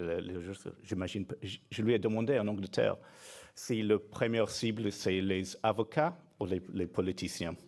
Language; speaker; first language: French; non-native, fluent; English